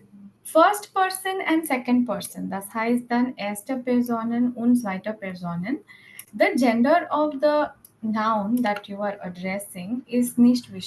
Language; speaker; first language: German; non-native, fluent; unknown